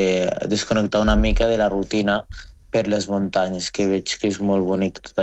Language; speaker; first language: Catalan; non-native, fluent; Arabic